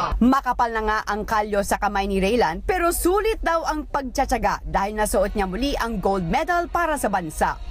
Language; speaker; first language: Filipino; native; Filipino